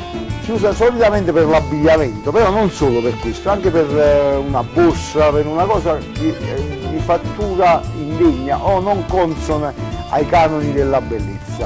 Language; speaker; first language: Italian; native; Italian